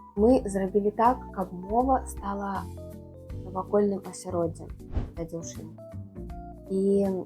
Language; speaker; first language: Belarusian; non-native, local second language; Russian